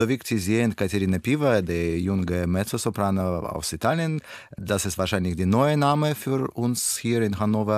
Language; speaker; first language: German; non-native, fluent; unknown